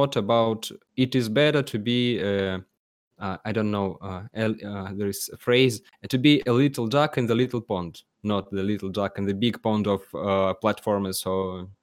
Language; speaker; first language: English; non-native, learner; Russian